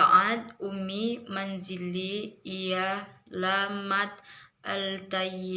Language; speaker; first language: Arabic; non-native, learner; Indonesian